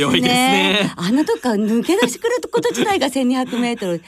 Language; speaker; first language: Japanese; native; Japanese